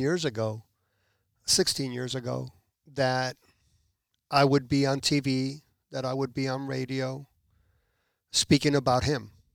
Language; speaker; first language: English; early bilingual, other home language; Spanish